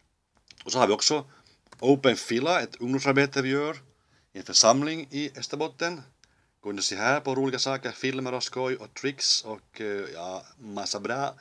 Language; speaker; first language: Swedish; native; Swedish